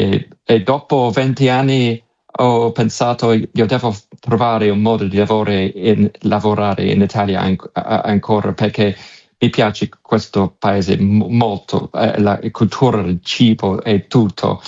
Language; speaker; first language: Italian; non-native, learner; English